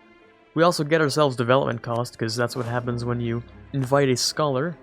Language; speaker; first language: English; native; English